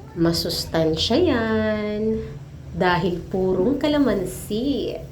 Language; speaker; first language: Filipino; non-native, local second language; Masbatenyo